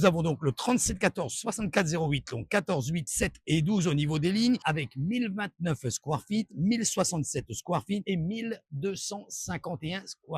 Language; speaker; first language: French; native; French